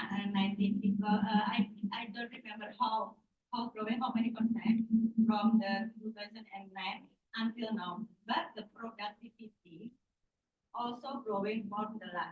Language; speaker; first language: English; non-native, learner; Indonesian